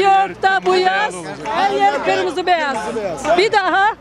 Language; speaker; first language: Turkish; native; Turkish